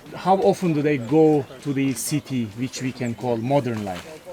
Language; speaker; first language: English; non-native, fluent; Turkish